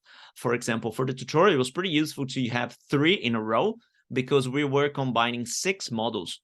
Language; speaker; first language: English; non-native, fluent; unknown